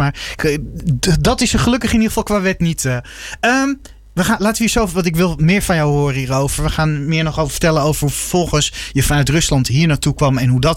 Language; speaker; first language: Dutch; native; Dutch